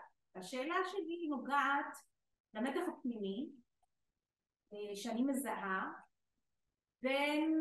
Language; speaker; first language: Hebrew; native; Hebrew